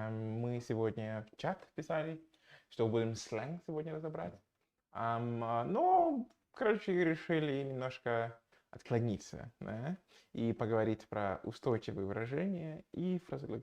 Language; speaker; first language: Russian; non-native, fluent; English